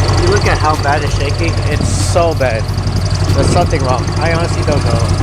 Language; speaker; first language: English; native; English